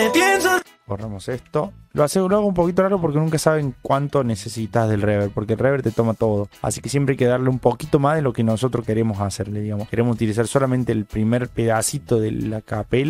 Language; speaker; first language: Spanish; native; Spanish